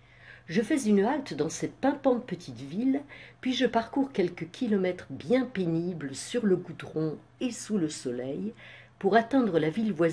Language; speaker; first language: French; native; French